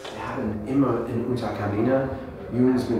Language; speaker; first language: German; non-native, learner; English